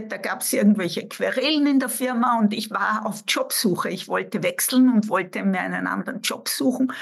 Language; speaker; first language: German; native; German